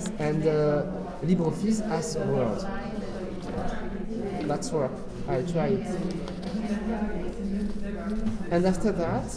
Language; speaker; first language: English; non-native, learner; French